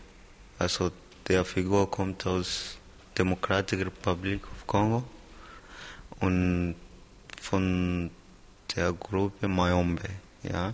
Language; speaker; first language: German; non-native, learner; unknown